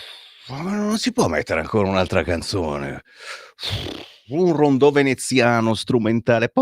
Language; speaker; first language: Italian; native; Italian